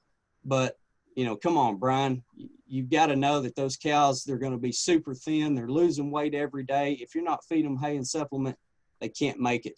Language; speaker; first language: English; native; English